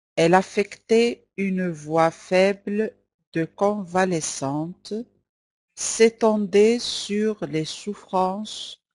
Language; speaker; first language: French; non-native, local second language; Arabic